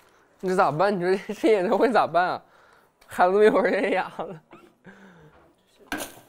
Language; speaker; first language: Chinese; native; Chinese